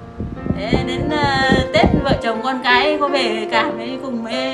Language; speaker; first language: Vietnamese; native; Vietnamese